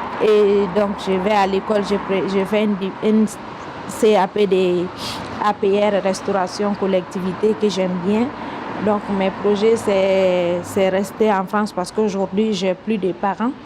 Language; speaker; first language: French; non-native, local second language; Mandingo